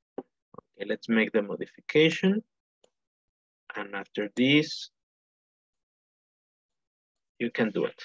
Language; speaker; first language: English; non-native, fluent; Spanish